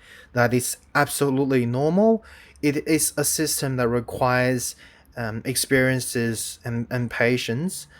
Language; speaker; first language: English; non-native, fluent; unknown